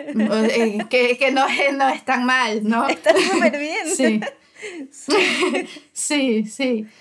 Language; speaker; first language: Spanish; native; Spanish